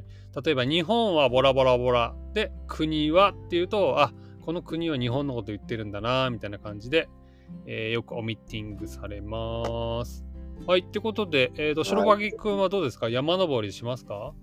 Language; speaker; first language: Japanese; native; Japanese